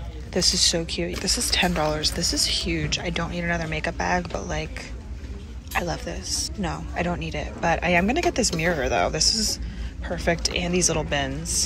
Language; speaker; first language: English; native; English